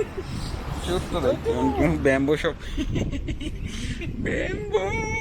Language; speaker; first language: Japanese; non-native, learner; Bangla